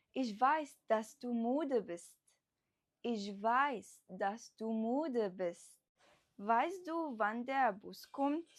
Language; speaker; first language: German; non-native, fluent; Arabic